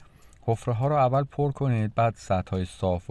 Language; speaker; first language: Persian; native; Persian